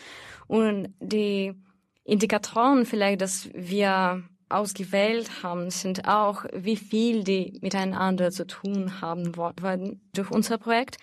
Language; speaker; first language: German; non-native, fluent; Russian